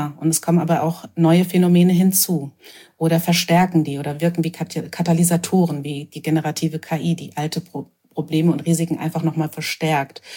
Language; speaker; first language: German; native; German